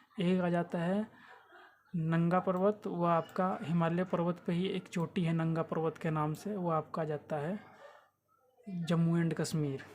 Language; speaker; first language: Hindi; native; Hindi